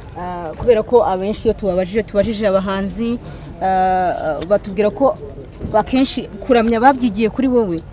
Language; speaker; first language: Kinyarwanda; native; Kinyarwanda